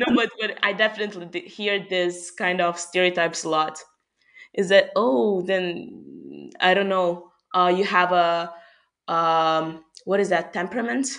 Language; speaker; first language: English; non-native, fluent; Hungarian